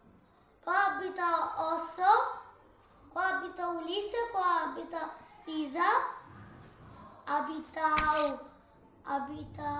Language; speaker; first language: Italian; early bilingual, other home language; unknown